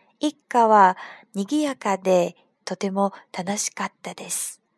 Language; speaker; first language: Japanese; non-native, fluent; Chinese